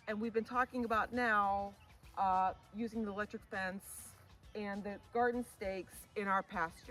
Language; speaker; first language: English; native; English